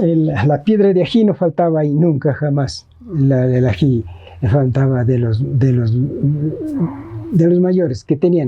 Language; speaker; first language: Spanish; native; Spanish